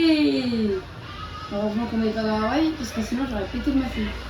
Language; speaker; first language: French; native; French